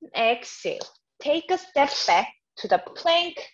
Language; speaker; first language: English; non-native, fluent; Korean